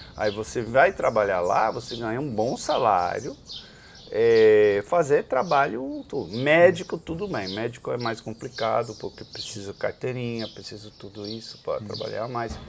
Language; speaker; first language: Portuguese; non-native, fluent; Dutch